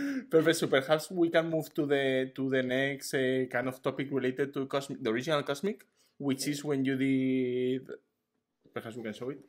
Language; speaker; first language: English; non-native, fluent; Catalan